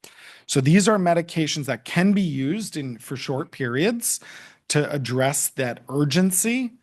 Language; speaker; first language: English; native; English